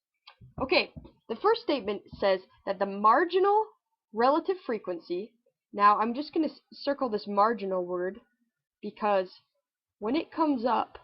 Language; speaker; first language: English; native; English